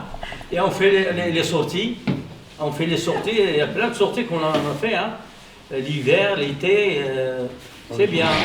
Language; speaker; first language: French; non-native, learner; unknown